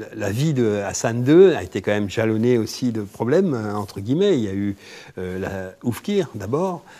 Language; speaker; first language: French; native; French